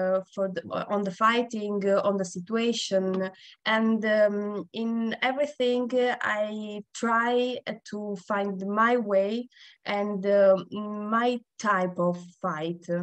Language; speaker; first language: English; non-native, learner; Italian